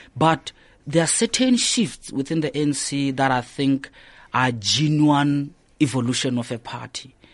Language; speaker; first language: English; non-native, local second language; Northern Sotho